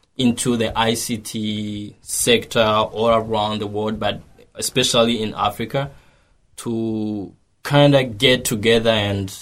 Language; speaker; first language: English; non-native, local second language; Kinyarwanda